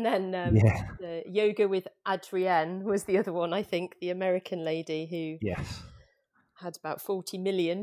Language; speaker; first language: English; native; English